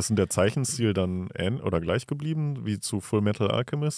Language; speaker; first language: German; native; German